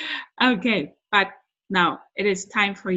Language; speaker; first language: English; non-native, fluent; German